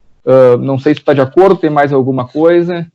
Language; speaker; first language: Portuguese; native; Portuguese